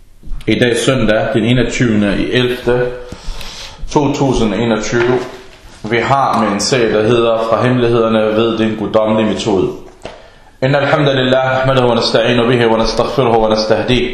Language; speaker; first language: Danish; early bilingual, other home language; Arabic